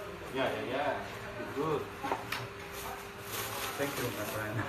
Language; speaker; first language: English; non-native, learner; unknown